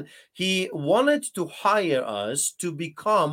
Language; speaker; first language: English; non-native, fluent; Polish